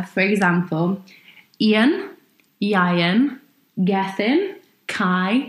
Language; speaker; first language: English; native; English